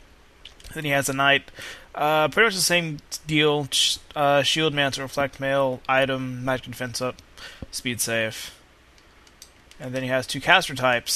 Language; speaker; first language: English; native; English